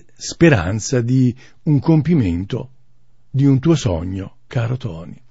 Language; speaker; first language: Italian; native; Italian